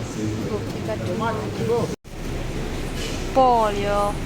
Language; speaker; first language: Portuguese; non-native, learner; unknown